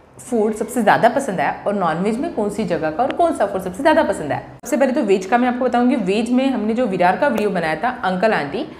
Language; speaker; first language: Hindi; non-native, local second language; Marathi